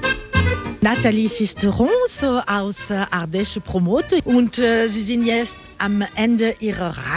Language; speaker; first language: German; non-native, fluent; French